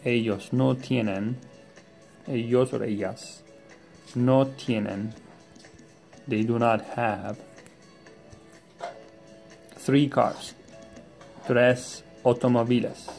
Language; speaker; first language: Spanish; non-native, learner; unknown